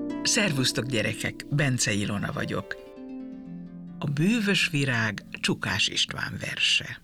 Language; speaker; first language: Hungarian; native; Hungarian